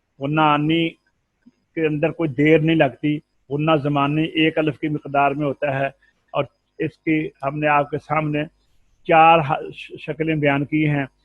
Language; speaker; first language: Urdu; non-native, local second language; Punjabi